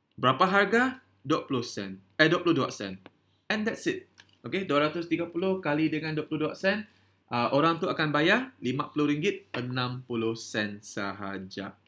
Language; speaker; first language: Malay; non-native, local second language; Chinese